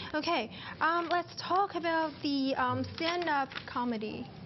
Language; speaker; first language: English; non-native, fluent; Chinese